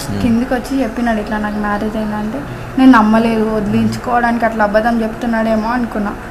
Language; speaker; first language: Telugu; native; Telugu